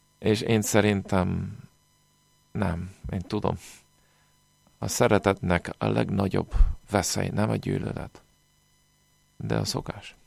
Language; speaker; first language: Hungarian; non-native, fluent; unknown